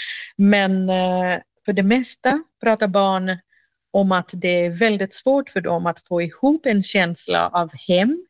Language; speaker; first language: Swedish; non-native, fluent; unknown